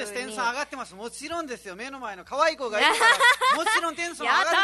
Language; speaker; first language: Japanese; non-native, fluent; Nepali